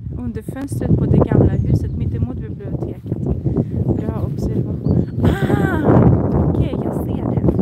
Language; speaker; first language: Swedish; non-native, fluent; Russian